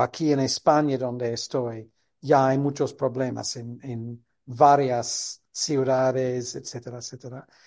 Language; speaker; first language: Spanish; non-native, fluent; English